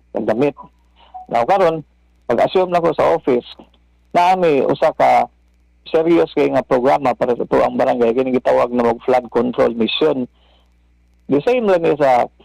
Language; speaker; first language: Cebuano; native; Cebuano